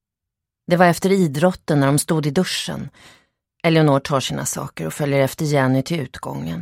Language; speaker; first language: Swedish; native; Swedish